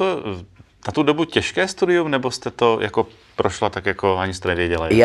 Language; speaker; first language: Czech; native; Czech